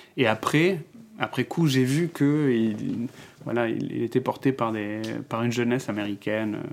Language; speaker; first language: French; non-native, fluent; Spanish